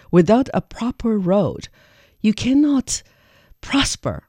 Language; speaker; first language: English; non-native, fluent; Chinese